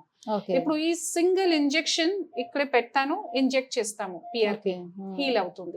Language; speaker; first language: Telugu; non-native, fluent; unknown